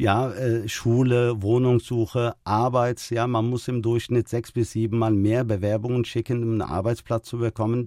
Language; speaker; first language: German; early bilingual, other home language; Turkish